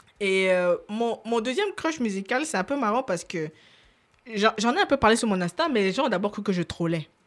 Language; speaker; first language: French; native; French